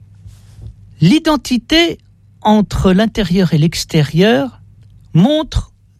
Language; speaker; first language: French; native; French